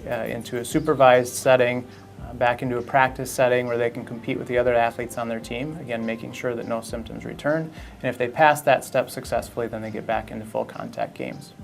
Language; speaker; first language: English; native; English